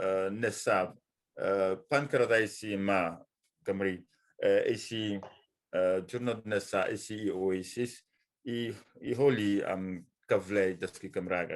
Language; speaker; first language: Welsh; non-native, fluent; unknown